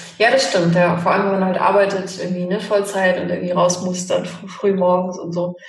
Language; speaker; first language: German; native; German